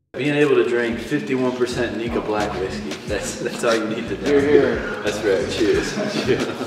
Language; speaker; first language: English; native; English